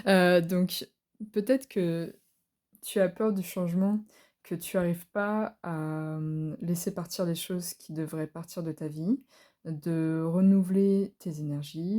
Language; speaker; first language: French; native; French